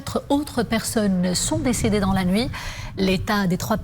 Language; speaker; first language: French; non-native, local second language; Arabic